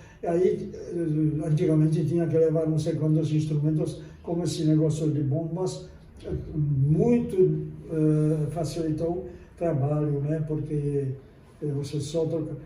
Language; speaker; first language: Portuguese; non-native, fluent; Czech